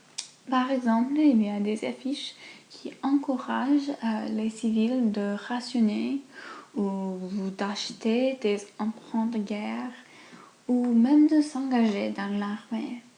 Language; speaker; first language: French; non-native, fluent; English